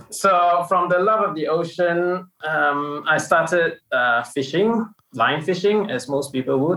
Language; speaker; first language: English; non-native, local second language; Min Nan Chinese